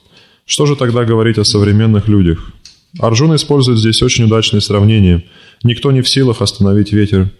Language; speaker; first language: Russian; native; Russian